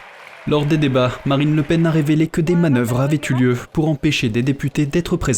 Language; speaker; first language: French; native; French